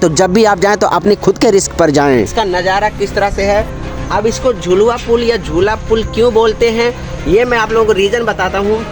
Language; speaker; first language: Hindi; native; Hindi